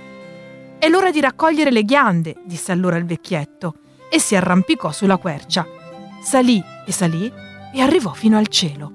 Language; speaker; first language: Italian; native; Italian